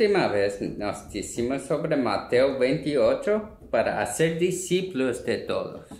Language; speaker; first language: Spanish; non-native, learner; Korean